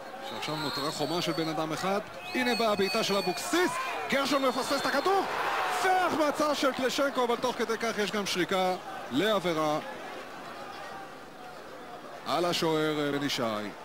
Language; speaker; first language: Hebrew; native; Hebrew